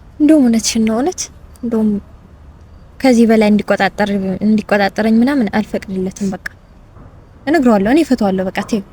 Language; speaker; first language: Amharic; non-native, local second language; Tigrinya